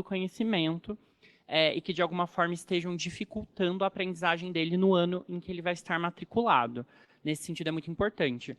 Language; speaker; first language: Portuguese; native; Portuguese